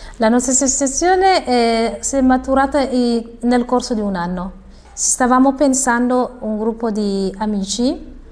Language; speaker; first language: Italian; non-native, fluent; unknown